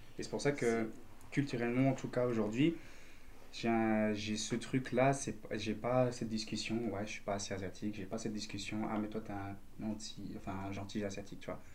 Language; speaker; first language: French; native; French